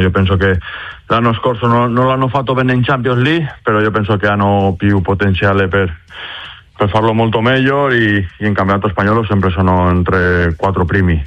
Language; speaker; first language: Italian; non-native, learner; Spanish